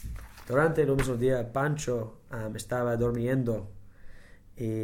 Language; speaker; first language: Spanish; non-native, learner; English